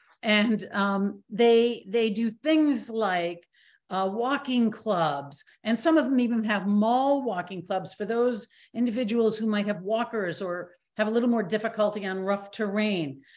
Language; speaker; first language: English; native; English